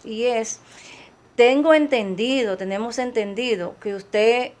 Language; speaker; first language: Spanish; native; Spanish